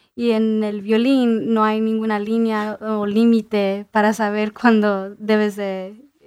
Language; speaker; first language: Spanish; early bilingual, heritage; Spanish